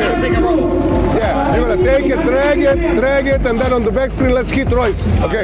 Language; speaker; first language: English; non-native, fluent; Macedonian